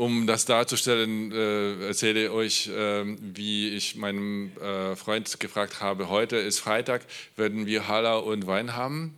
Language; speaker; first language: German; non-native, learner; Polish